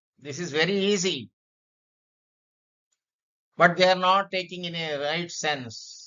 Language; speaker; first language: English; non-native, local second language; Telugu